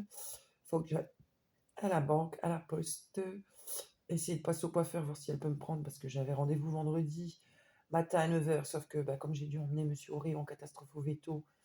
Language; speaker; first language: French; native; French